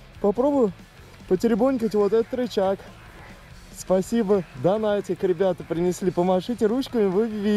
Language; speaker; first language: Russian; native; Russian